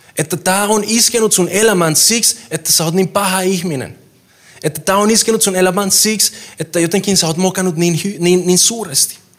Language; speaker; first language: Finnish; non-native, fluent; Spanish